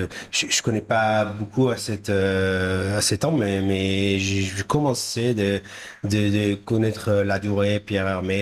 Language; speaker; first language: French; non-native, fluent; Hebrew